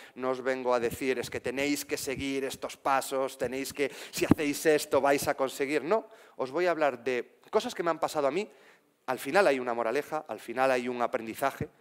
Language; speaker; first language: Spanish; native; Spanish